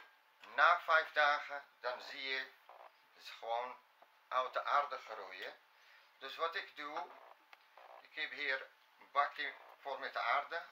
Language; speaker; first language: Dutch; non-native, fluent; Arabic